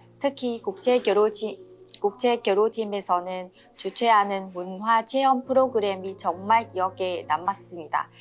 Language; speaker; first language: Korean; non-native, learner; Vietnamese